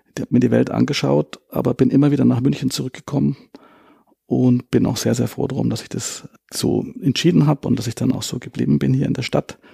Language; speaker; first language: German; native; German